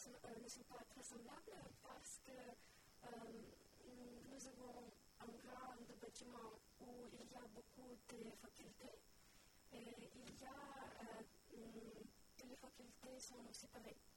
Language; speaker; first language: French; non-native, learner; Ukrainian